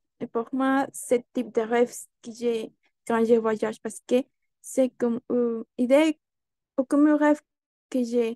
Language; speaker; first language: French; non-native, learner; Spanish